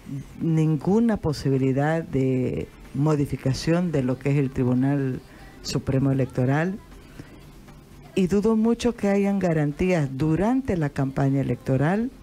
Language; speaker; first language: Spanish; native; Spanish